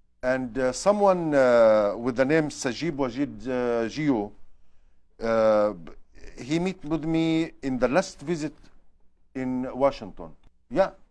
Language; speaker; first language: English; non-native, learner; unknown